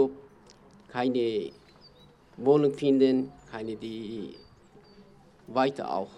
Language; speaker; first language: German; non-native, learner; Kurdish